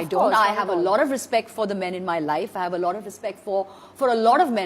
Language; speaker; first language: English; non-native, local second language; Hindi